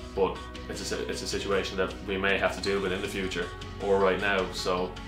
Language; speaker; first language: English; native; English